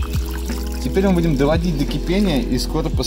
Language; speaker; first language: Russian; native; Russian